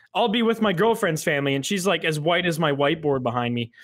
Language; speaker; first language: English; native; English